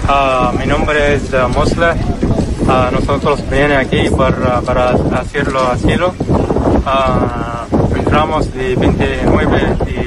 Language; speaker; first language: Spanish; non-native, learner; Arabic